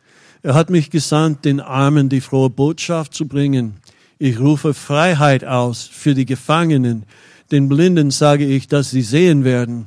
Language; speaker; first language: German; non-native, fluent; English